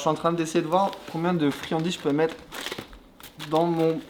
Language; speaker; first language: French; native; French